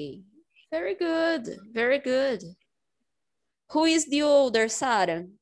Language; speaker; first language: English; non-native, fluent; Portuguese